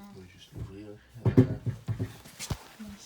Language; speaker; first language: French; non-native, fluent; Dutch